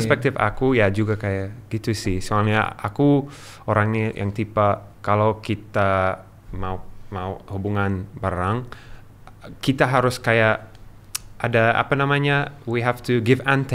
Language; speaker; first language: Indonesian; non-native, learner; English